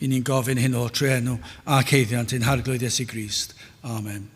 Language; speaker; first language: Welsh; native; Welsh